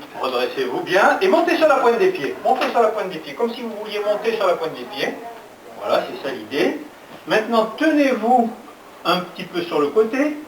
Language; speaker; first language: French; native; French